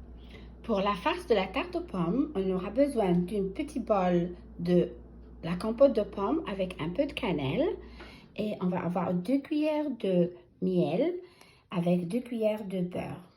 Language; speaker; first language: French; non-native, fluent; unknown